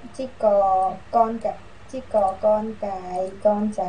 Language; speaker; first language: Vietnamese; non-native, learner; Khmer